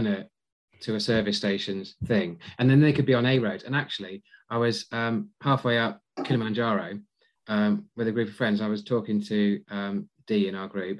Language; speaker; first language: English; native; English